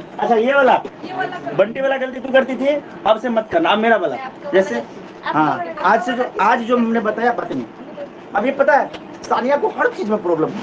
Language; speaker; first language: Hindi; native; Hindi